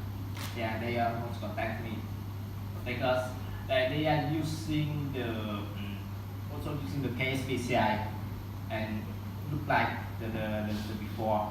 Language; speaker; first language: English; non-native, learner; Vietnamese